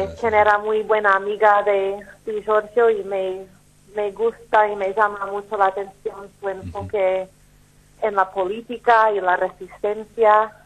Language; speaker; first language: Spanish; non-native, fluent; English